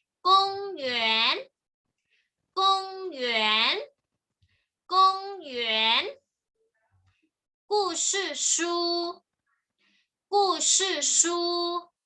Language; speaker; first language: Chinese; non-native, fluent; Thai